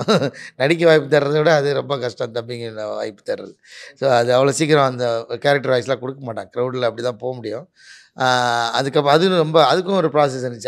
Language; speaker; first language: Tamil; native; Tamil